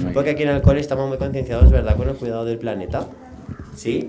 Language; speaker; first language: Spanish; native; Spanish